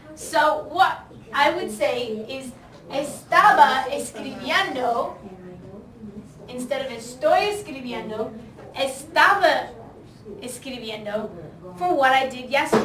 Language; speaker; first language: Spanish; non-native, fluent; English